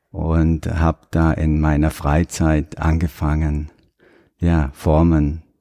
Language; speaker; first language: German; native; German